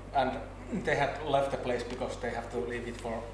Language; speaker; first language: English; non-native, fluent; Finnish